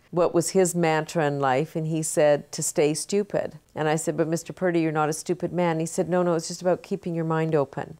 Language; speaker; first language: English; native; English